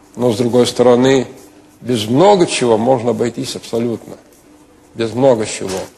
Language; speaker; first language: Russian; non-native, local second language; Lithuanian